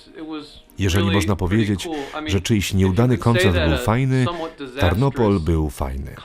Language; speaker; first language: Polish; non-native, fluent; English